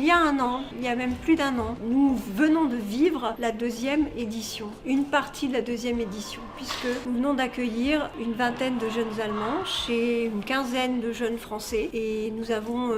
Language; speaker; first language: French; native; French